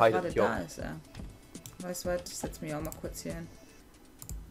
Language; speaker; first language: German; native; German